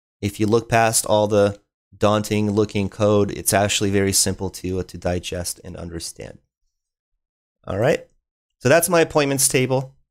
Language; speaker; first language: English; native; English